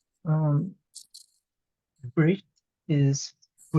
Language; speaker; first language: English; non-native, learner; Spanish